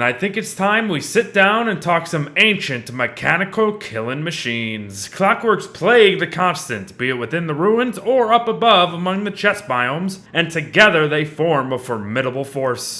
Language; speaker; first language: English; native; English